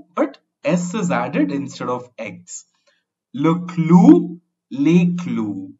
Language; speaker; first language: English; non-native, local second language; Tamil